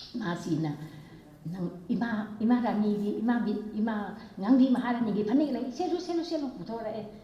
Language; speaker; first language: Manipuri; non-native, local second language; Rongmei Naga